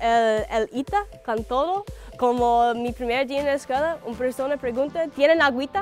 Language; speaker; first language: Spanish; non-native, learner; English